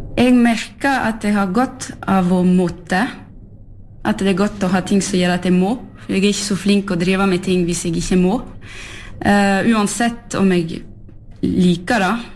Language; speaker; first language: Norwegian; early bilingual, heritage; French